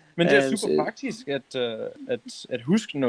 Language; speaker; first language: Danish; non-native, learner; English